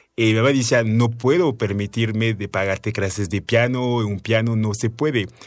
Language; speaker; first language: Spanish; non-native, fluent; French